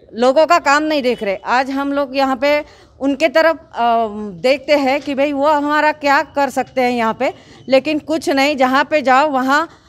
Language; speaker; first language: Hindi; non-native, local second language; Marathi